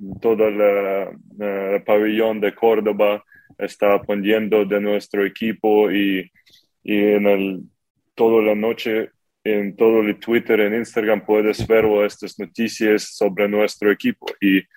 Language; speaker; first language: Spanish; non-native, learner; Ukrainian